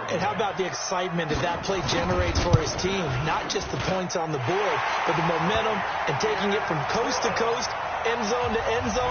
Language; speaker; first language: English; native; English